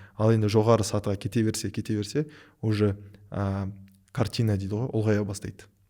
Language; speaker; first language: Kazakh; non-native, local second language; Russian